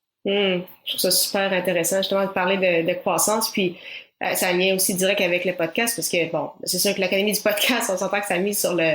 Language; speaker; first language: French; native; French